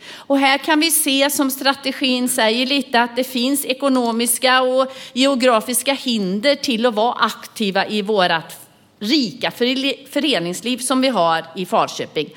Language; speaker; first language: Swedish; native; Swedish